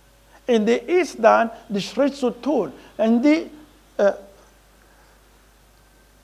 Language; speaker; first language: German; non-native, learner; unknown